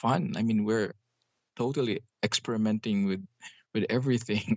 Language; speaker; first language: English; non-native, local second language; Hiligaynon